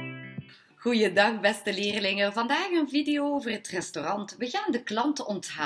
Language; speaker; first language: Dutch; non-native, local second language; French